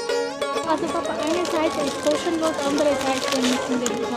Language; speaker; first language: German; early bilingual, other home language; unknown